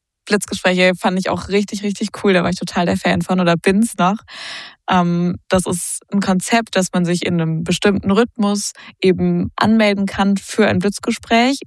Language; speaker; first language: German; native; German